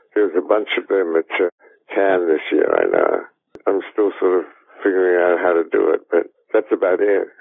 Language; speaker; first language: English; native; English